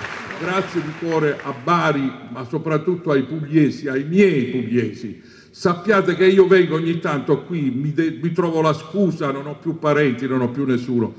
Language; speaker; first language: Italian; native; Italian